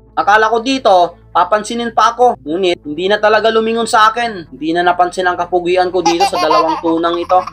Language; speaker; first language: Filipino; non-native, local second language; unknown